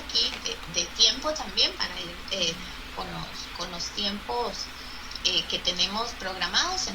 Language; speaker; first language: Spanish; native; Spanish